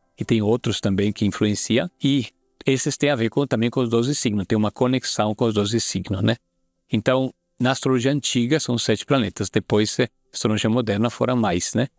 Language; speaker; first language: Portuguese; non-native, fluent; Italian